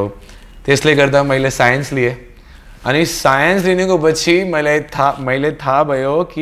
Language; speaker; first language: Nepali; non-native, learner; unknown